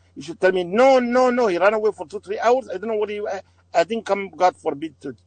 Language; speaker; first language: English; non-native, learner; Arabic